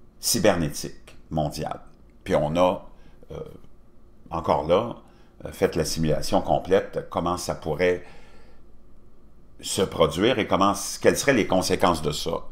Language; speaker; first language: French; native; French